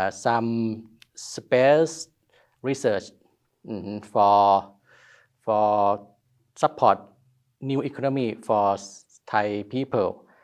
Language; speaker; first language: English; non-native, learner; Thai